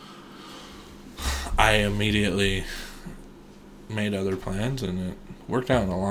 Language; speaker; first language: English; native; English